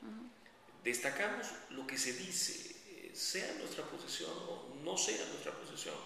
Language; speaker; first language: Spanish; native; Spanish